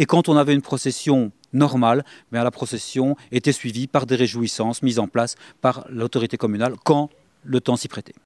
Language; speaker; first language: French; native; French